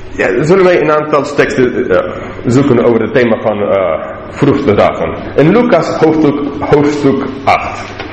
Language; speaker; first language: Dutch; non-native, learner; English